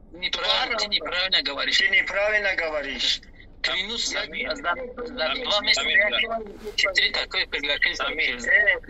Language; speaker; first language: Russian; non-native, learner; Tajik